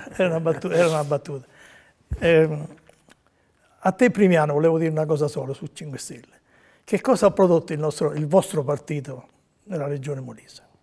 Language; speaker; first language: Italian; native; Italian